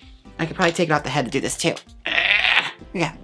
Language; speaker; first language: English; native; English